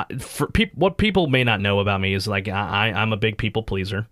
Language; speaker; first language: English; early bilingual, other home language; Filipino